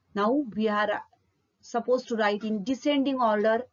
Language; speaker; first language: English; non-native, local second language; Marathi